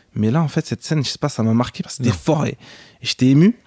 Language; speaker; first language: French; native; French